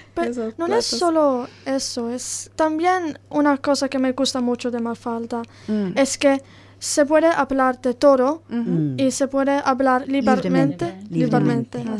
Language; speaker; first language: Spanish; non-native, learner; Italian